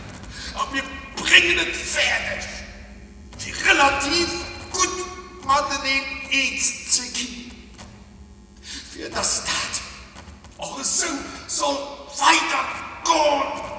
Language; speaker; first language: German; non-native, local second language; Luxembourgish